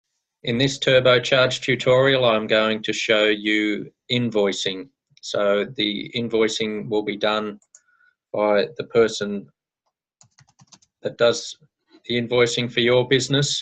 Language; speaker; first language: English; native; English